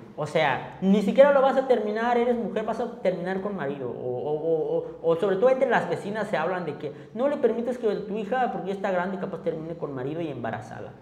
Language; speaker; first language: Spanish; non-native, local second language; Tzotzil